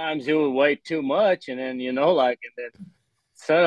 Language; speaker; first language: English; non-native, fluent; Portuguese